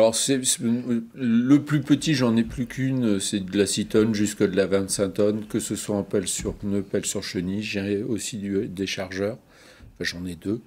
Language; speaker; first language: French; native; French